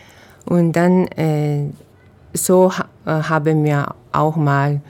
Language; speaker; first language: German; non-native, fluent; Japanese